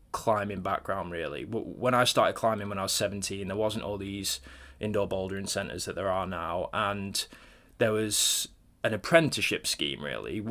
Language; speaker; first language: English; native; English